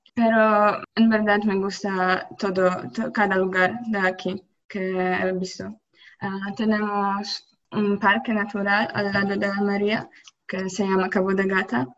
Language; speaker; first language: Spanish; non-native, learner; Polish